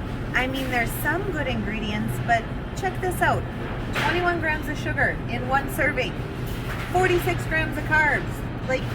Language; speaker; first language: English; native; English